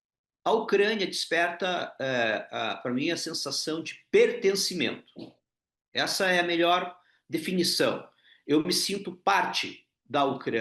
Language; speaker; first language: Portuguese; non-native, local second language; Ukrainian